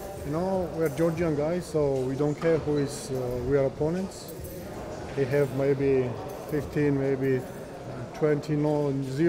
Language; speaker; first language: English; non-native, learner; Georgian